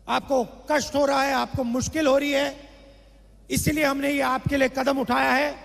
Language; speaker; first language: Hindi; native; Hindi